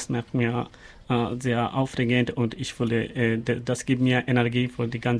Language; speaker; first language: German; non-native, learner; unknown